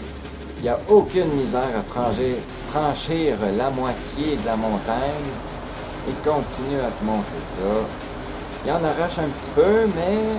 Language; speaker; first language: French; native; French